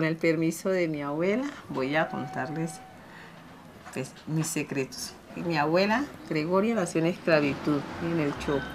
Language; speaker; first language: Spanish; native; Spanish